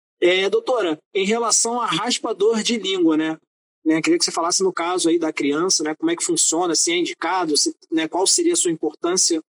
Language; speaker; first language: Portuguese; native; Portuguese